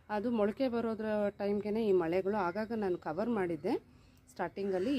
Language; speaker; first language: Kannada; non-native, local second language; Telugu